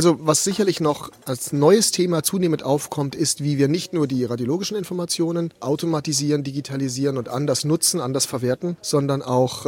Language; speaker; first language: German; native; German